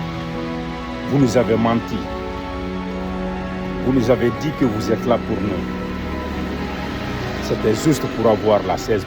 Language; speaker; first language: French; non-native, local second language; Fula